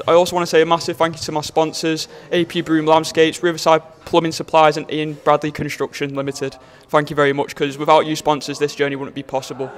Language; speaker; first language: English; native; English